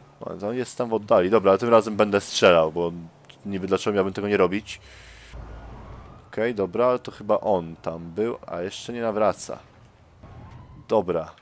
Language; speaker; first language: Polish; native; Polish